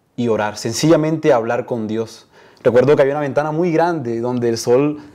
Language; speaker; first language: Spanish; native; Spanish